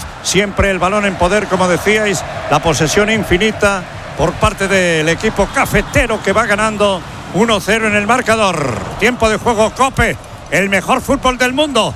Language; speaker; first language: Spanish; native; Spanish